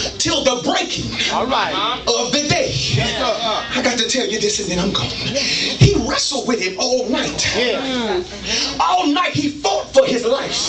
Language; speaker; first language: English; native; English